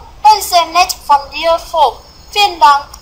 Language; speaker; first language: German; non-native, learner; Vietnamese